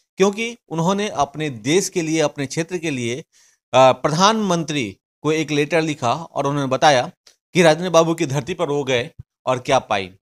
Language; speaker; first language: Hindi; native; Hindi